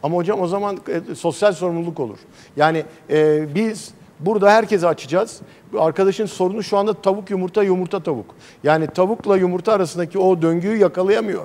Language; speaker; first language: Turkish; native; Turkish